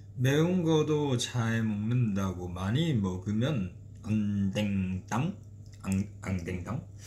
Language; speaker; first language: Korean; non-native, fluent; Chinese